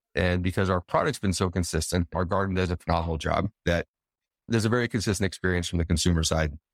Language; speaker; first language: English; native; English